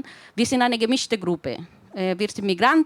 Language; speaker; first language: German; non-native, fluent; Spanish